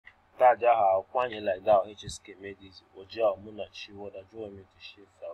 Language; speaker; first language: Chinese; non-native, learner; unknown